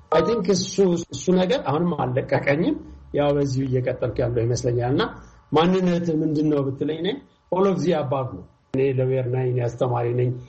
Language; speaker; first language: Amharic; non-native, local second language; Tigrinya